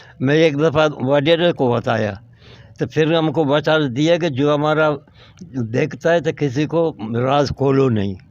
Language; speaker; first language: Urdu; non-native, local second language; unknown